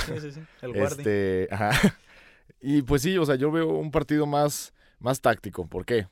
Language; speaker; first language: Spanish; native; Spanish